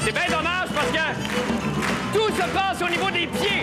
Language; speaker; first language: French; native; French